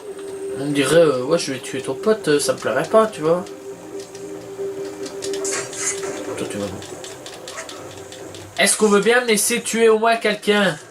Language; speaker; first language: French; native; French